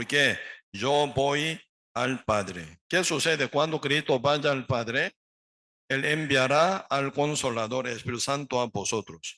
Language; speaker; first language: Spanish; non-native, learner; Korean